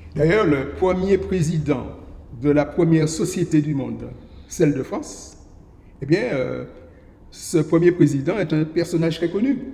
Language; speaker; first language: French; native; French